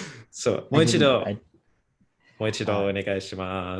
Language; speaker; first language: Japanese; non-native, fluent; English